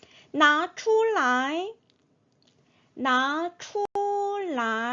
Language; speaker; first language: Chinese; non-native, fluent; Korean